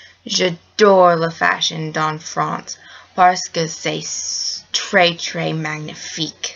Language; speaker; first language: French; non-native, learner; English